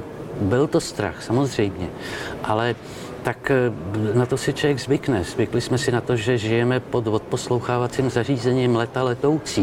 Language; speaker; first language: Czech; native; Czech